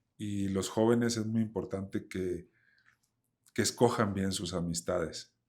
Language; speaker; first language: Spanish; native; Spanish